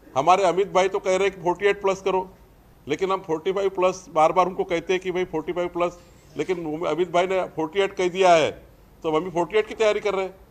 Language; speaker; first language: Hindi; non-native, local second language; Marathi